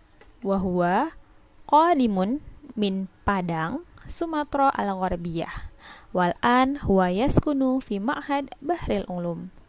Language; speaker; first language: Arabic; non-native, fluent; Indonesian